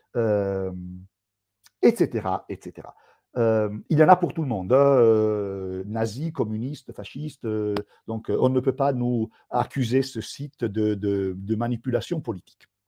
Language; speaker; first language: French; non-native, fluent; Italian